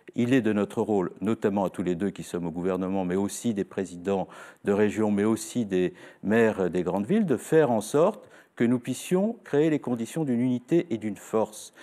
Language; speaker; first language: French; native; French